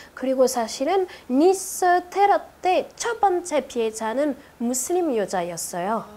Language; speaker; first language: Korean; non-native, fluent; French